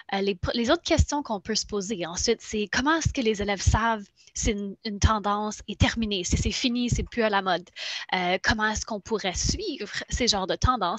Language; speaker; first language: French; native; French